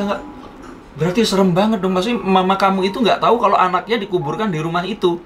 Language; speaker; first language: Indonesian; native; Indonesian